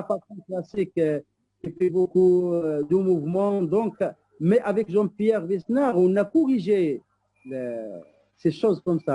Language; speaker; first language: French; non-native, local second language; Arabic